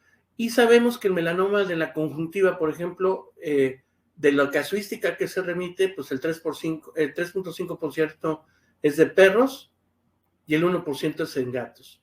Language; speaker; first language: Spanish; native; Spanish